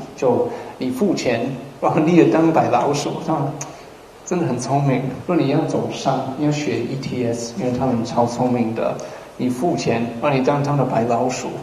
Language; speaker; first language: Chinese; non-native, fluent; English